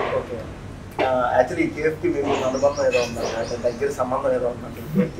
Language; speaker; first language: Telugu; native; Telugu